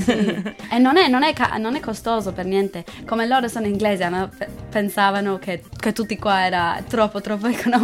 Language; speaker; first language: Italian; non-native, learner; English